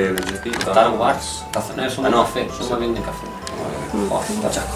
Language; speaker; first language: Spanish; native; Spanish